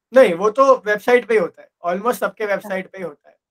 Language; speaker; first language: Hindi; non-native, local second language; Gujarati